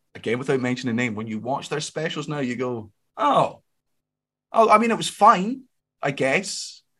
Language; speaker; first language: English; native; English